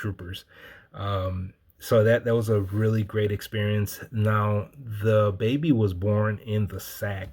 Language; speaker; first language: English; native; English